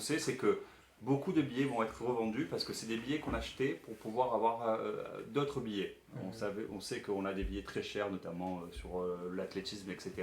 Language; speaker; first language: French; native; French